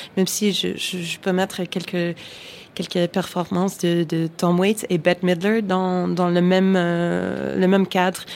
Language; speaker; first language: French; non-native, fluent; English